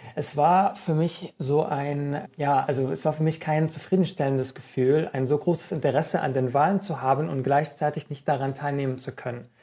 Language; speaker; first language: German; non-native, fluent; Arabic